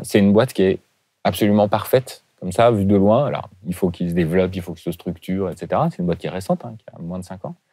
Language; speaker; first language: French; native; French